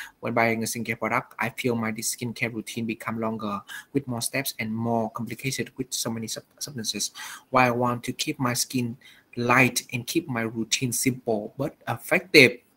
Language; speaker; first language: English; non-native, fluent; Vietnamese